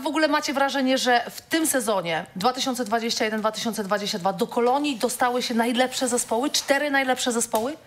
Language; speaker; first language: Polish; native; Polish